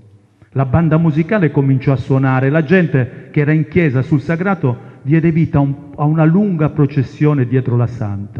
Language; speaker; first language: Italian; non-native, local second language; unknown